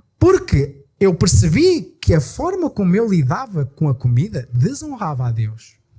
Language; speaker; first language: Portuguese; native; Portuguese